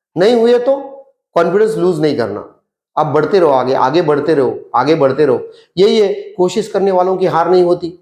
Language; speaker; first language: Hindi; non-native, local second language; Marathi